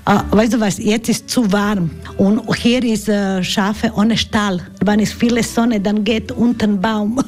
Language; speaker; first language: German; non-native, learner; Croatian